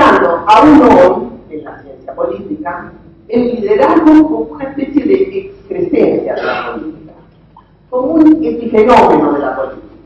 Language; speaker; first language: Spanish; native; Spanish